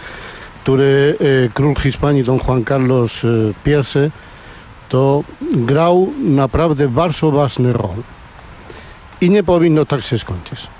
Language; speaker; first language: Polish; non-native, learner; Spanish